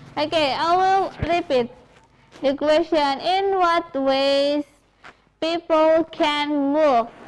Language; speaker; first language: English; non-native, fluent; Indonesian